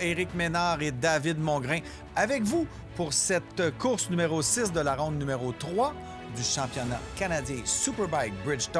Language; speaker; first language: French; native; French